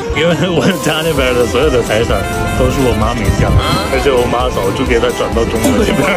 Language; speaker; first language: Chinese; early bilingual, heritage; Chinese